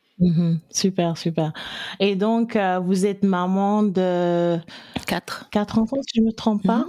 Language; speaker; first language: French; non-native, local second language; Wolof